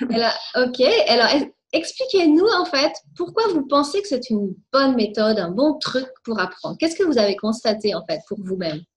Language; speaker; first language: French; native; French